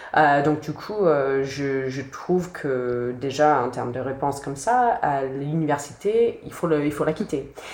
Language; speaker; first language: French; non-native, fluent; English